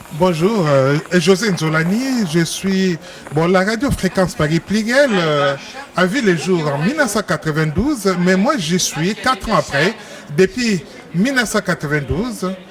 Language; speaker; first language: French; non-native, local second language; Lingala